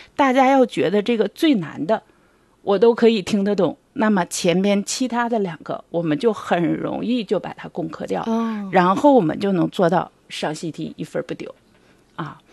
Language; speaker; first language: Chinese; native; Chinese